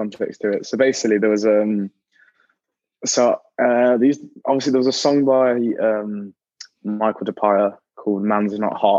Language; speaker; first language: English; native; English